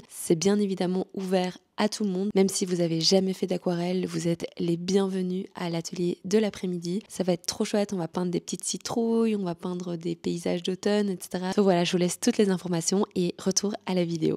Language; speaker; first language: French; native; French